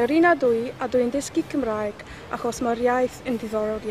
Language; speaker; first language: Welsh; non-native, learner; Polish